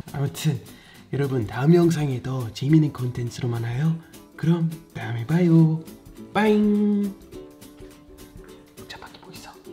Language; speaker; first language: Korean; non-native, fluent; English